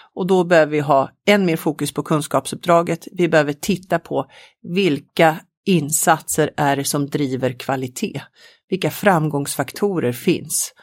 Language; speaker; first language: Swedish; native; Swedish